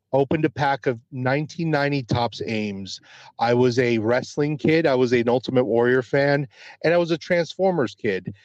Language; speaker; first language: English; early bilingual, other home language; Spanish